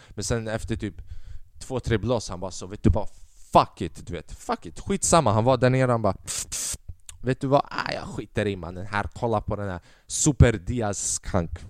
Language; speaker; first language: Swedish; early bilingual, other home language; Albanian